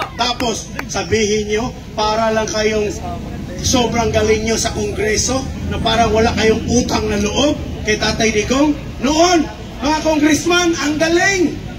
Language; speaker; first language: Filipino; non-native, local second language; Cebuano